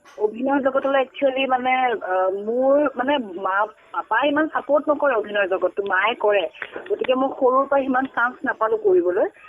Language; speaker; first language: Assamese; non-native, local second language; Mising